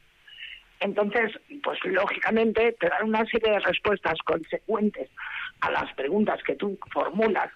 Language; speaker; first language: Spanish; native; Spanish